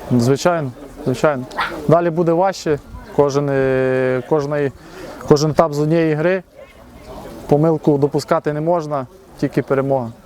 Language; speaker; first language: Ukrainian; native; Ukrainian